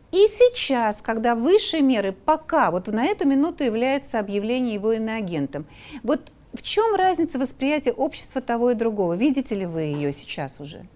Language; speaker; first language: Russian; native; Russian